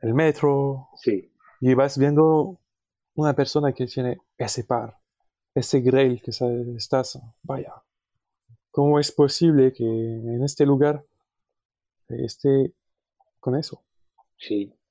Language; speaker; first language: Spanish; non-native, fluent; French